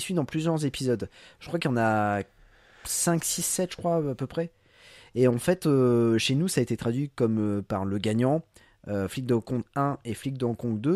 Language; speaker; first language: French; native; French